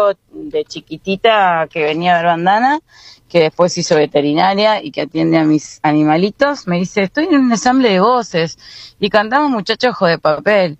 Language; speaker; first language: Spanish; native; Spanish